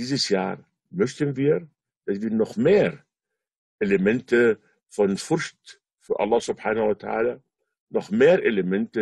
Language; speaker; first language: German; non-native, fluent; Arabic